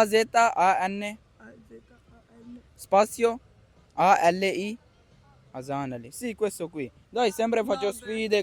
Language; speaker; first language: Italian; non-native, learner; Urdu